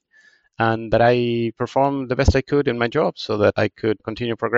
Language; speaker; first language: English; non-native, fluent; Spanish